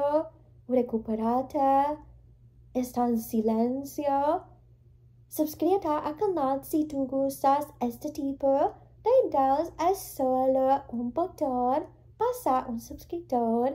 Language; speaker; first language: Spanish; early bilingual, heritage; English